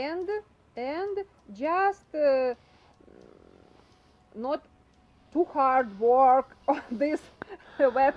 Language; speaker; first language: English; non-native, learner; Russian